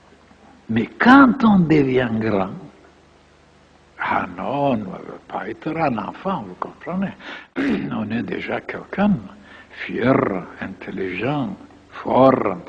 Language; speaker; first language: French; non-native, fluent; Bulgarian